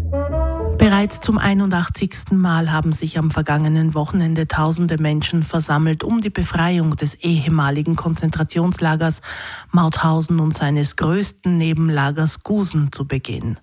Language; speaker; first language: German; native; German